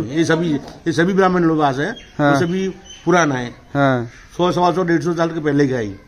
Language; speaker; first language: Hindi; non-native, local second language; Gujarati